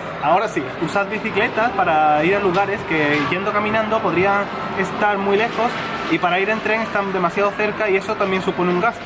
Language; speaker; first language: Spanish; native; Spanish